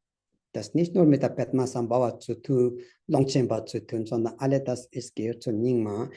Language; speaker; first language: German; non-native, fluent; Tibetan